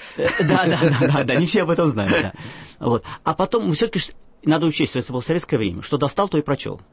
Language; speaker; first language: Russian; early bilingual, other home language; Arabic